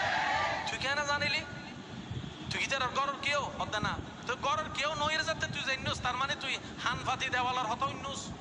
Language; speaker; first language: Bangla; non-native, local second language; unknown